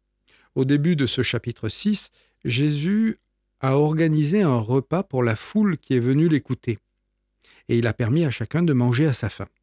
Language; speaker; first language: French; native; French